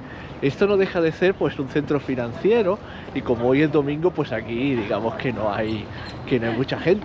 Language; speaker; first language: Spanish; native; Spanish